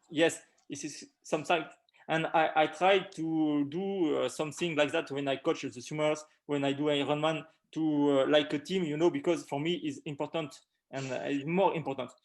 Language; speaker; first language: English; non-native, learner; French